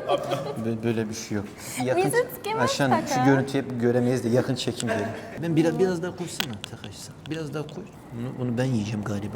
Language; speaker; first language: Turkish; native; Turkish